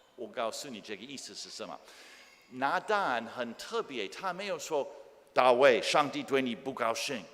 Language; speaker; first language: Chinese; non-native, fluent; English